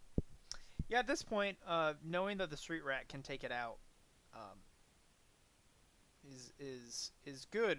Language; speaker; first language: English; native; English